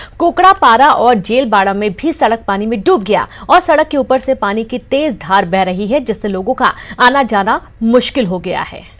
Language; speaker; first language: Hindi; native; Hindi